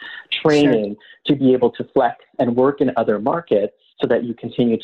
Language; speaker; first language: English; native; English